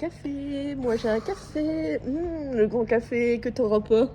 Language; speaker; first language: French; native; French